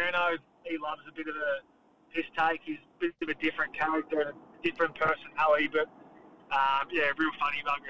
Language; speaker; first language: English; native; English